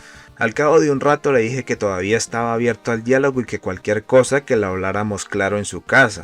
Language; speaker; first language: Spanish; native; Spanish